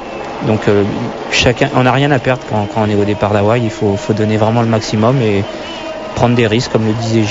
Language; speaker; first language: French; native; French